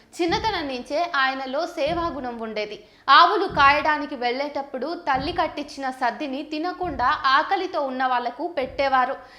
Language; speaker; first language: Telugu; native; Telugu